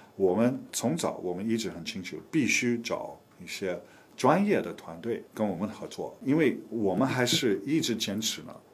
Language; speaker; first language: Chinese; non-native, fluent; English